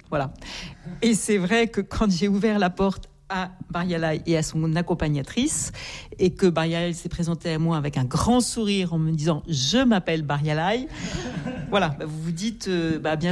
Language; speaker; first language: French; native; French